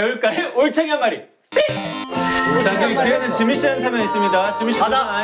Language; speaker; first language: Korean; native; Korean